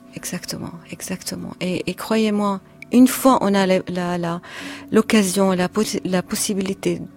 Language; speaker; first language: French; non-native, fluent; Arabic